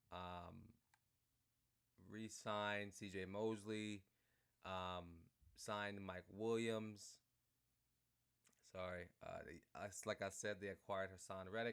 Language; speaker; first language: English; native; English